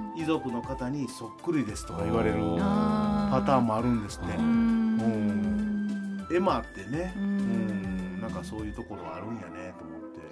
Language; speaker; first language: Japanese; native; Japanese